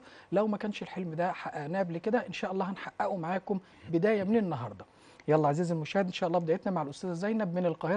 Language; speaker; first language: Arabic; native; Arabic